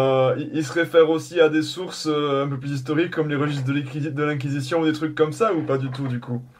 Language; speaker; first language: French; native; French